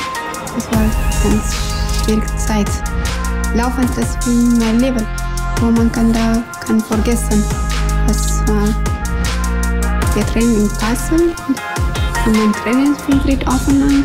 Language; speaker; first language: German; non-native, learner; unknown